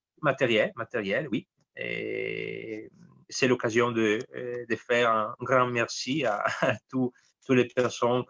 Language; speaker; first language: French; non-native, fluent; Italian